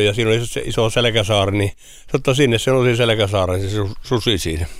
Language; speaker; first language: Finnish; native; Finnish